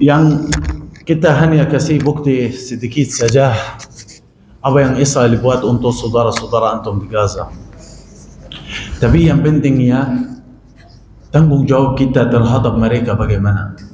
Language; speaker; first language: Indonesian; non-native, fluent; Arabic